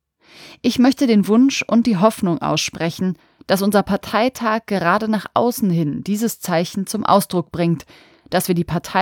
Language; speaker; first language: German; native; German